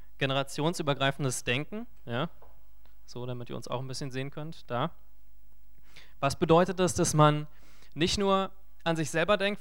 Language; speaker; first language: German; non-native, fluent; English